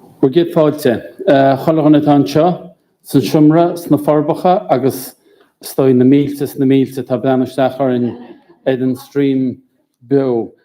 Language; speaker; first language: Irish; native; Irish